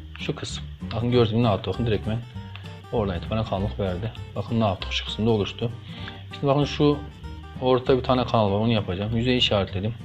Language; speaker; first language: Turkish; native; Turkish